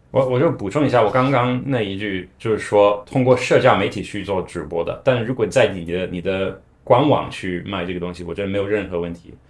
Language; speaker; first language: Chinese; non-native, fluent; English